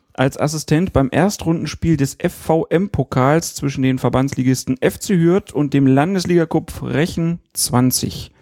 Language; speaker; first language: German; native; German